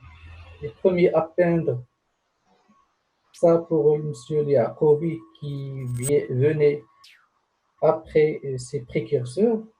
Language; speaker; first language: French; non-native, local second language; Arabic